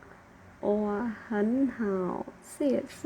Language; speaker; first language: Chinese; non-native, fluent; Khmer